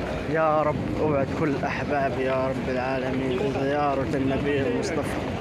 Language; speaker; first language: Arabic; native; Arabic